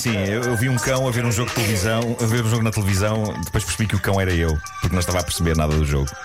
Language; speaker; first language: Portuguese; native; Portuguese